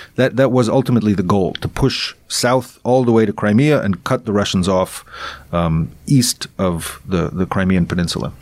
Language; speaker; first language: English; non-native, fluent; Russian